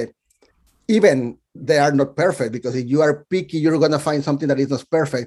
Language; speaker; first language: English; non-native, fluent; Spanish